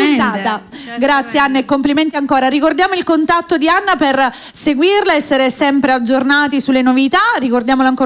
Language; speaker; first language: Italian; native; Italian